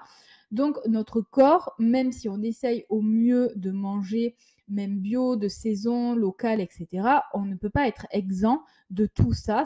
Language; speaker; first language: French; native; French